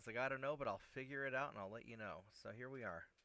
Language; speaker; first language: English; native; English